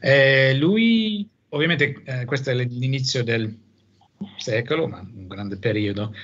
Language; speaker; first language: Italian; non-native, fluent; English